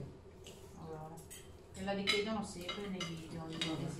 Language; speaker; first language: Italian; native; Italian